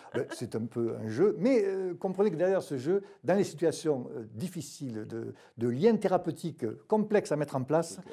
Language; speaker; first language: French; native; French